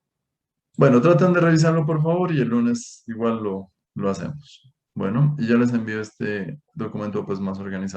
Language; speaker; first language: Spanish; native; Spanish